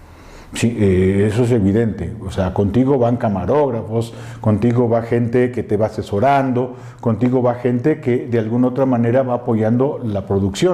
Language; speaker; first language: Spanish; native; Spanish